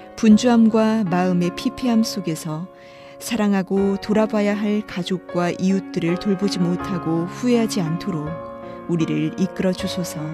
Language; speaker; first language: Korean; native; Korean